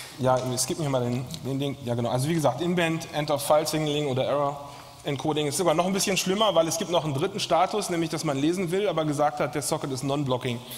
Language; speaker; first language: German; native; German